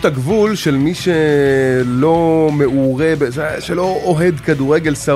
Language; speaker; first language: Hebrew; native; Hebrew